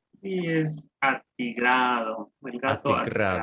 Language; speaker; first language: Spanish; non-native, fluent; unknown